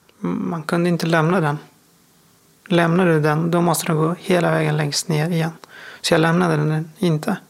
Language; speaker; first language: Swedish; non-native, fluent; Persian